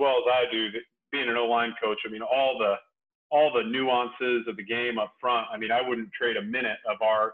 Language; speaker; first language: English; native; English